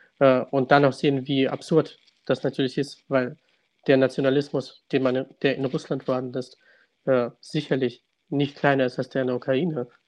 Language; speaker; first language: German; early bilingual, other home language; Russian